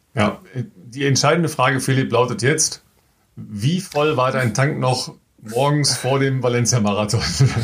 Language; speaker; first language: German; native; German